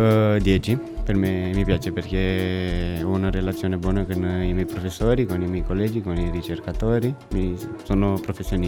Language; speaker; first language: Italian; non-native, fluent; Romanian